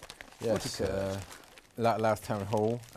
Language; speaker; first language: English; native; English